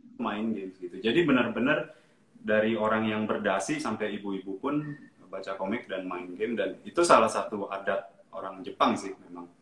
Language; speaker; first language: Indonesian; non-native, local second language; Japanese